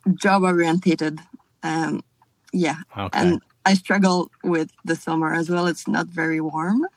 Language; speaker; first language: English; non-native, fluent; French